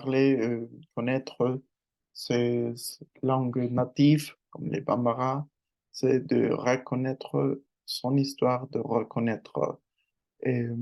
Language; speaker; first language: French; non-native, learner; Spanish